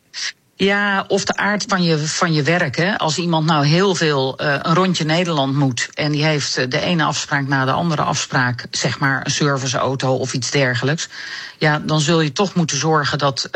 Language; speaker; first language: Dutch; native; Dutch